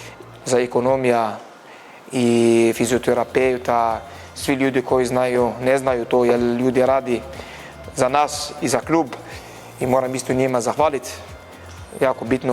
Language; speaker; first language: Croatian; non-native, learner; Arabic